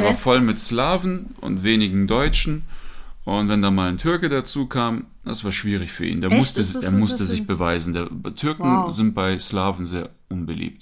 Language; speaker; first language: German; native; German